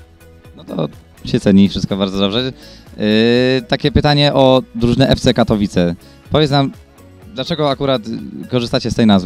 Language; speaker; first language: Polish; native; Polish